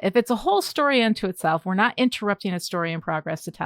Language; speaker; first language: English; native; English